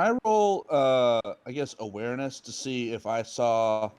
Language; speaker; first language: English; native; English